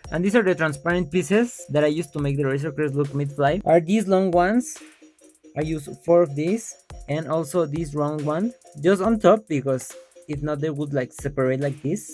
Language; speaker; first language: English; non-native, local second language; Spanish